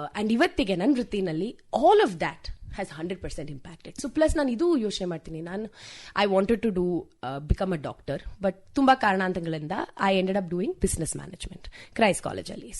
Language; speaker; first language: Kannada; non-native, local second language; Tamil